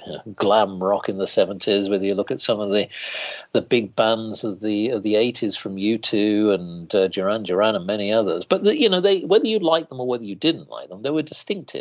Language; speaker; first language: English; native; English